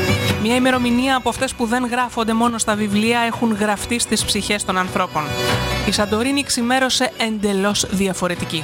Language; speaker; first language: Greek; native; Greek